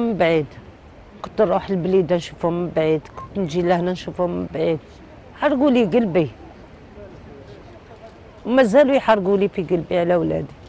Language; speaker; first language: Arabic; native; Arabic